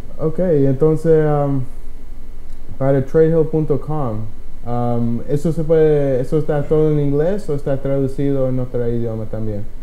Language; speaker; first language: Spanish; early bilingual, heritage; Spanish